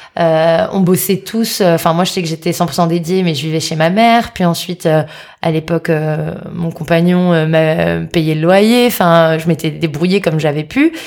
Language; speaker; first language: French; native; French